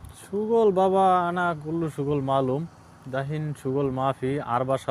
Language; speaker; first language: Arabic; non-native, learner; Bangla